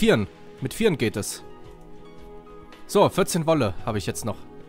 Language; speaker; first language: German; native; German